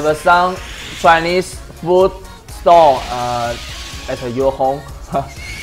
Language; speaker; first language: English; non-native, learner; Chinese